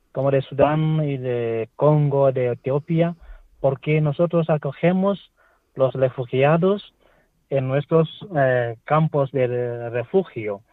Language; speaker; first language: Spanish; non-native, learner; Swahili